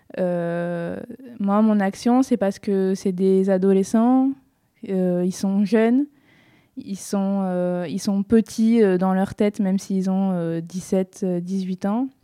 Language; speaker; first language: French; native; French